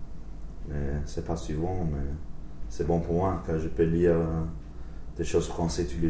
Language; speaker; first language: French; non-native, learner; English